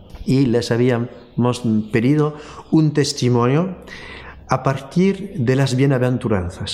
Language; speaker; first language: Spanish; non-native, fluent; French